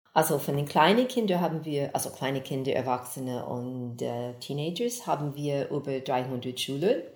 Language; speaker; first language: German; non-native, fluent; English